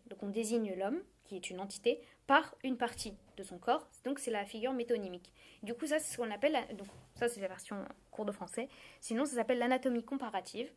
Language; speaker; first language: French; native; French